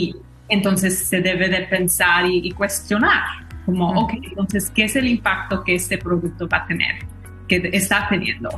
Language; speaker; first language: Spanish; early bilingual, heritage; Spanish